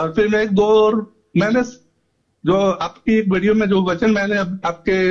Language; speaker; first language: Hindi; native; Hindi